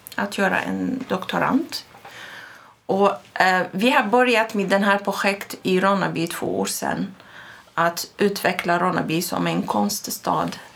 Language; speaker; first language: Swedish; non-native, fluent; Arabic